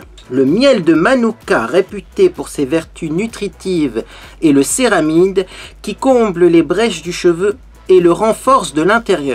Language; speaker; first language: French; native; French